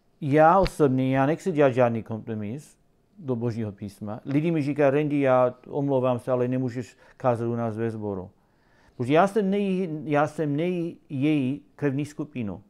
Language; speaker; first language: Czech; non-native, learner; English